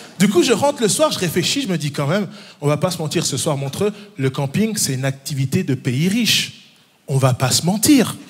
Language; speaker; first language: French; early bilingual, other home language; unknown